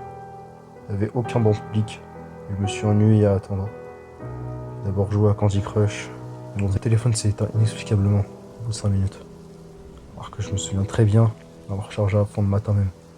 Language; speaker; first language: French; native; French